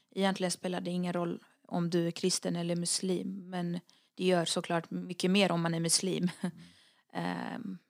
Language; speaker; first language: Swedish; early bilingual, other home language; Arabic